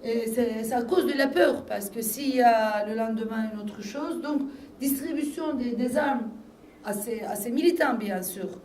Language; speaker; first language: French; non-native, fluent; Turkish